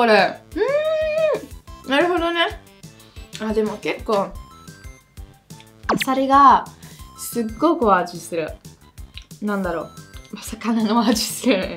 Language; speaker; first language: Japanese; non-native, fluent; Italian